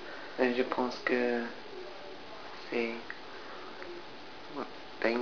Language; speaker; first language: French; non-native, learner; English